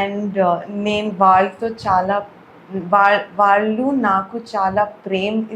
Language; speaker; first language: Telugu; non-native, local second language; Urdu